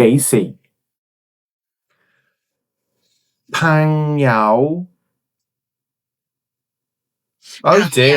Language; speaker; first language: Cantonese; non-native, learner; English